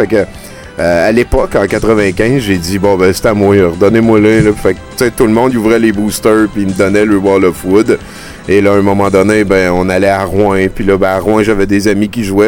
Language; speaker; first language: French; native; French